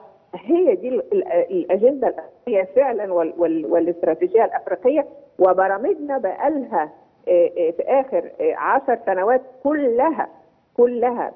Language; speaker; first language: Arabic; native; Arabic